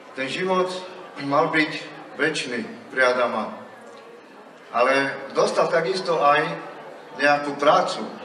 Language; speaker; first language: Slovak; non-native, local second language; Romany